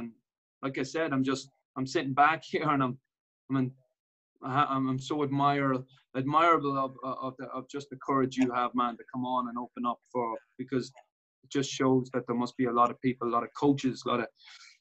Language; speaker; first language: English; native; English